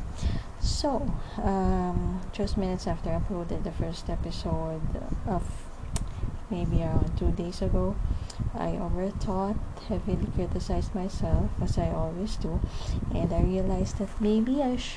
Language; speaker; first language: English; non-native, local second language; Filipino